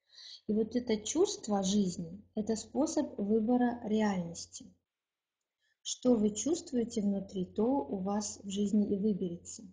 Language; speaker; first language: Russian; native; Russian